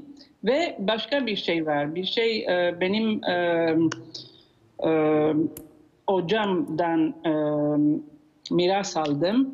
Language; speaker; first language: Turkish; non-native, learner; Italian